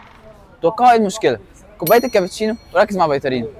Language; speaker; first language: Arabic; native; Arabic